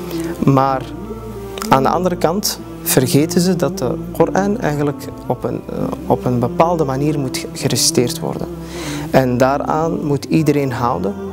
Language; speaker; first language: Dutch; early bilingual, other home language; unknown